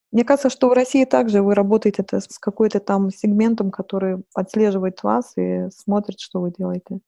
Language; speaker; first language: Russian; non-native, fluent; Lithuanian